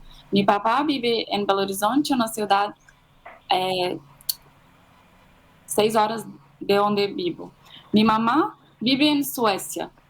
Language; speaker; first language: Spanish; non-native, fluent; Portuguese